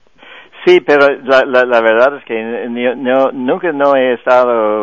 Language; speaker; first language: Spanish; non-native, fluent; English